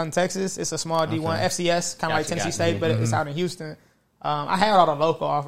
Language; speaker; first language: English; native; English